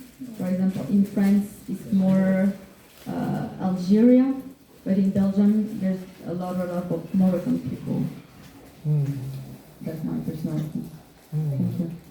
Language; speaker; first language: English; non-native, fluent; French